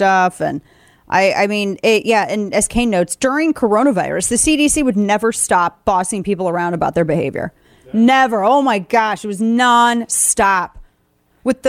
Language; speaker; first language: English; native; English